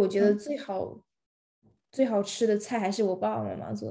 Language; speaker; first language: Chinese; early bilingual, other home language; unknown